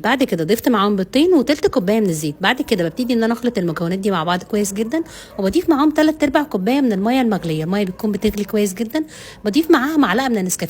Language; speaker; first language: Arabic; native; Arabic